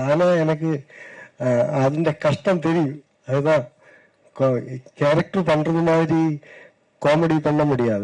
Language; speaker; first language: Tamil; non-native, learner; Malayalam